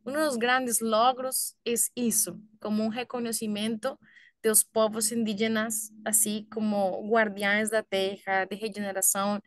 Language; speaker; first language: Portuguese; non-native, learner; Spanish